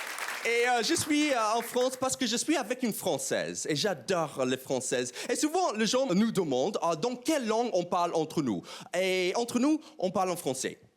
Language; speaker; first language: French; non-native, fluent; English